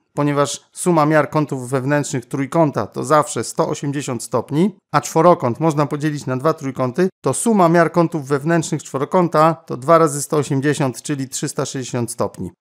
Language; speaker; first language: Polish; native; Polish